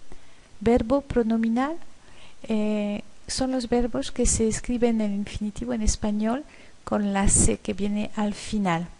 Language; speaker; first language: Spanish; non-native, fluent; French